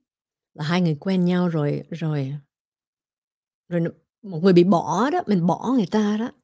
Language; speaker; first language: Vietnamese; early bilingual, heritage; Vietnamese